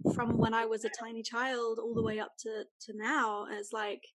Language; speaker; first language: English; native; English